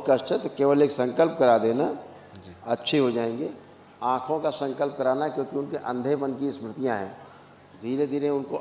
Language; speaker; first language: Hindi; native; Hindi